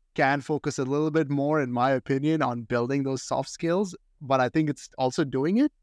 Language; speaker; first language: English; non-native, local second language; Hindi